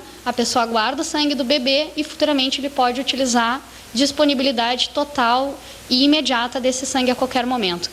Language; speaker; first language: Portuguese; native; Portuguese